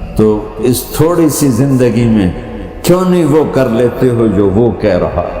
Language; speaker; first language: Urdu; non-native, local second language; Punjabi